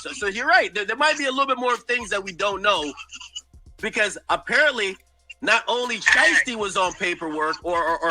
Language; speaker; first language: English; native; English